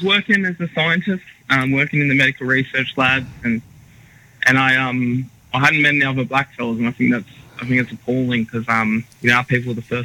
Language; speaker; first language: English; native; English